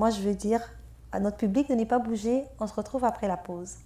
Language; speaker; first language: French; native; French